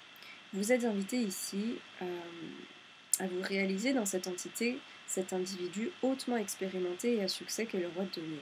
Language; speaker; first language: French; native; French